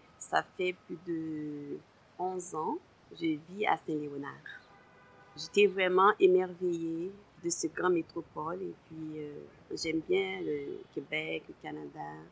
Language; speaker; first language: French; non-native, local second language; Haitian Creole